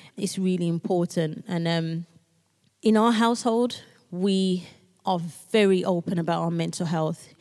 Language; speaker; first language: English; native; English